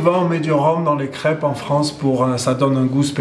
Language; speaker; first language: French; native; French